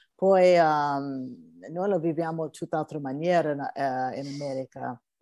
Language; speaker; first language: Italian; non-native, fluent; English